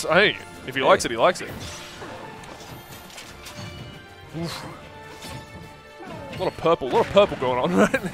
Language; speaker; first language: English; native; English